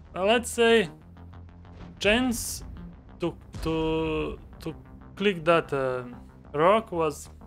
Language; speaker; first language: English; non-native, learner; Croatian